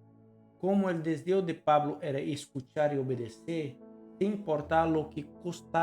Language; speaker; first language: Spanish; non-native, learner; Portuguese